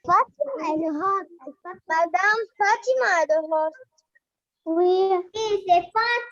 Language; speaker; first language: French; non-native, learner; Arabic